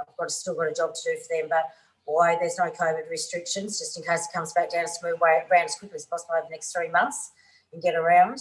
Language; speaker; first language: English; native; English